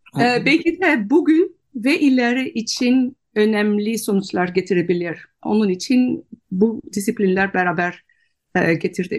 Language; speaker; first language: Turkish; non-native, fluent; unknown